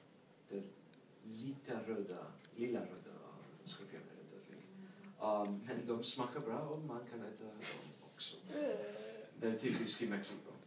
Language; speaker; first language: Swedish; non-native, learner; English